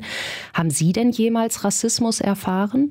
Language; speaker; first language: German; native; German